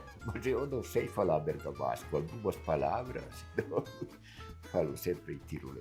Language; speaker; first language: Portuguese; non-native, local second language; Italian